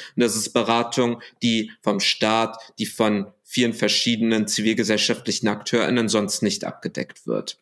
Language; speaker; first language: German; early bilingual, other home language; Arabic